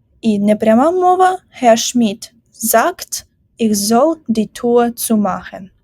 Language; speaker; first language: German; non-native, fluent; Ukrainian